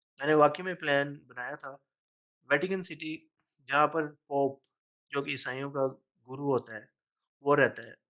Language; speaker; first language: Urdu; native; Urdu